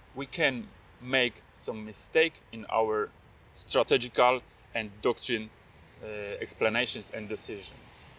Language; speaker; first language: English; non-native, fluent; Polish